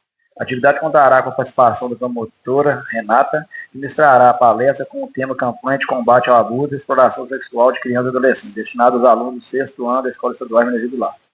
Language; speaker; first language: Portuguese; native; Portuguese